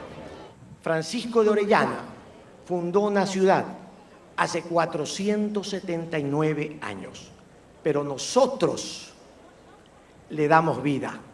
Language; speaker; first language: Spanish; native; Spanish